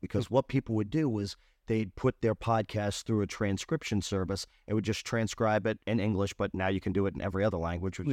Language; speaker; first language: English; native; English